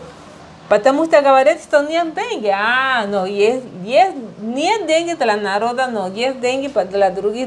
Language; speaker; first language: Russian; non-native, learner; Spanish